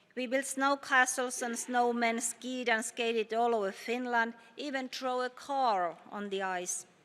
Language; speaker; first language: English; non-native, fluent; Finnish